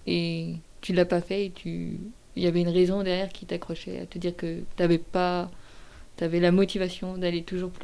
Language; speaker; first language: French; native; French